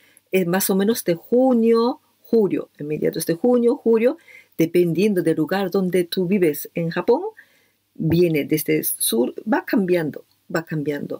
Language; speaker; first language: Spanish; non-native, fluent; Japanese